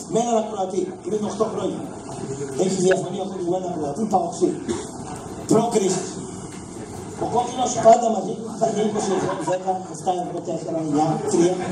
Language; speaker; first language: Greek; native; Greek